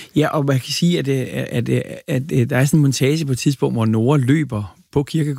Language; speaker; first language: Danish; native; Danish